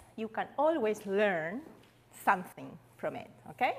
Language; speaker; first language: English; non-native, fluent; Spanish